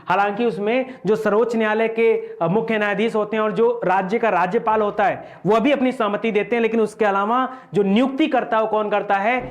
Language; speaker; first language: Hindi; native; Hindi